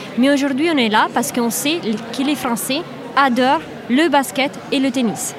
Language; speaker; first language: French; non-native, fluent; Italian